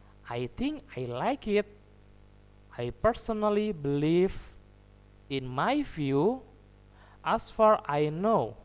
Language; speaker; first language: English; non-native, learner; Indonesian